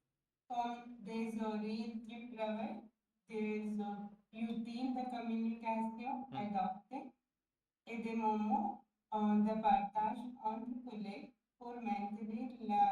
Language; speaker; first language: French; non-native, learner; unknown